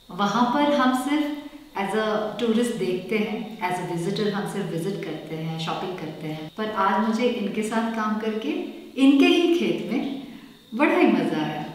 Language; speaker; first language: Hindi; native; Hindi